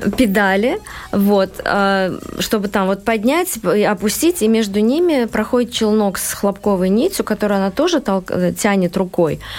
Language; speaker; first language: Russian; non-native, local second language; Uzbek